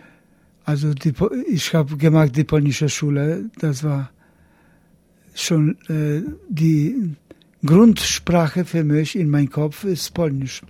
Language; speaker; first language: German; non-native, learner; Polish